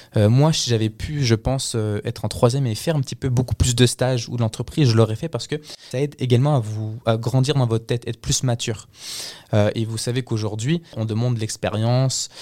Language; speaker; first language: French; early bilingual, other home language; Spanish